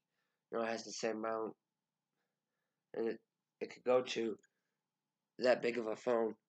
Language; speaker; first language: English; native; English